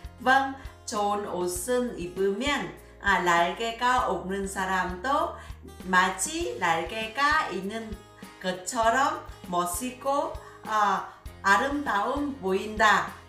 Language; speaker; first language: Korean; non-native, fluent; Vietnamese